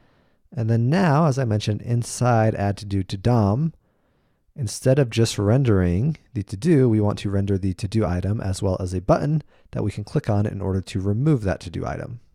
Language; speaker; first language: English; native; English